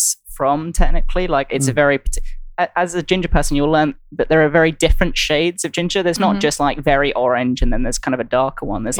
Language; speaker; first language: English; native; English